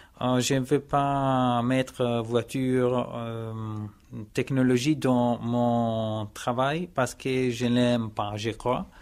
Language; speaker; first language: French; non-native, learner; Italian